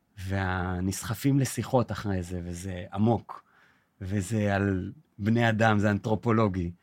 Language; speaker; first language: Hebrew; native; Hebrew